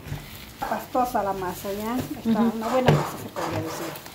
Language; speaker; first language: Spanish; native; Spanish